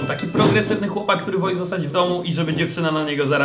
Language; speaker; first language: Polish; native; Polish